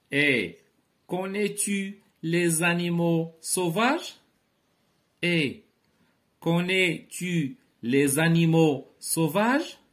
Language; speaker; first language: French; non-native, local second language; Arabic